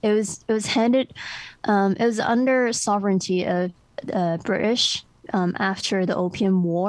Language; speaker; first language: English; non-native, local second language; Cantonese